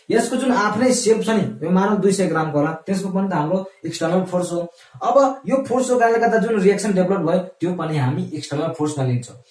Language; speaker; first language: Nepali; non-native, local second language; Maithili